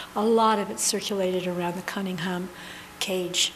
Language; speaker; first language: English; native; English